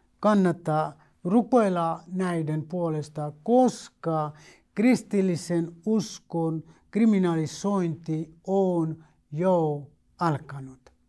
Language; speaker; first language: Finnish; non-native, fluent; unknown